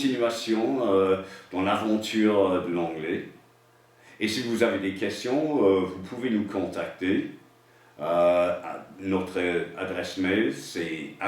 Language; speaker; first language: French; non-native, fluent; English